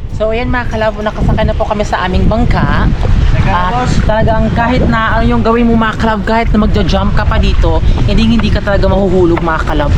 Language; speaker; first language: Filipino; non-native, local second language; Cebuano